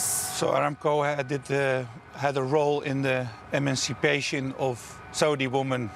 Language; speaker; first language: English; non-native, fluent; Dutch